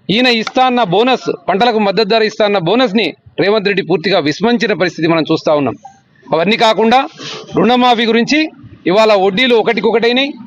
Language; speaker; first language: Telugu; native; Telugu